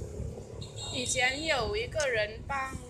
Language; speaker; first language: Chinese; non-native, learner; Vietnamese